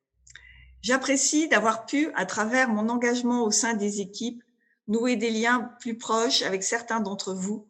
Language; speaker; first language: French; native; French